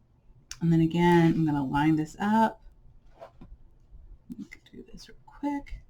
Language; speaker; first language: English; native; English